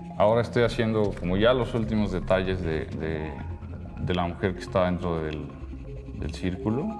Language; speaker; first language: Spanish; native; Spanish